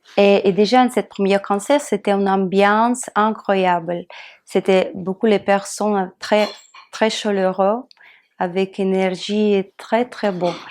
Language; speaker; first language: French; non-native, learner; Russian